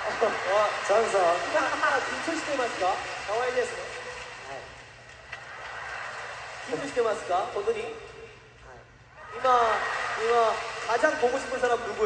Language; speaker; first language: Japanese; non-native, learner; Korean